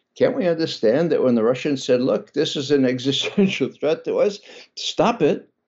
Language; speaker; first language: English; native; English